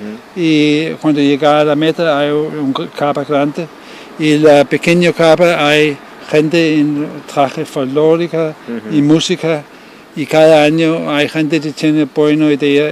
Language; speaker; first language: Spanish; non-native, learner; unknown